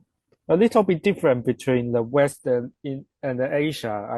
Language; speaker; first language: English; non-native, learner; Chinese